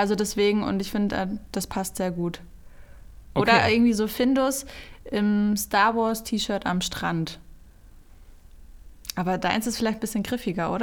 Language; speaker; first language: German; native; German